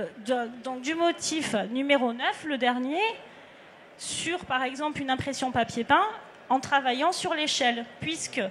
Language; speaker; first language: French; native; French